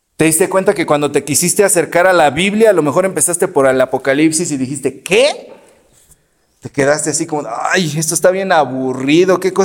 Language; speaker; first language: Spanish; native; Spanish